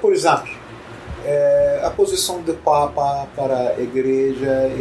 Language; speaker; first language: Portuguese; non-native, fluent; Arabic